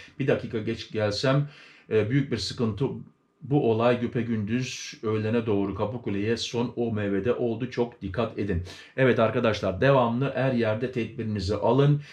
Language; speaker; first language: Turkish; native; Turkish